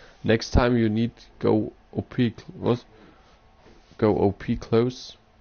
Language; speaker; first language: English; non-native, learner; German